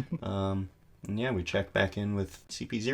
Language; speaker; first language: English; native; English